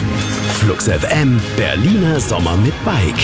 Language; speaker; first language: German; native; German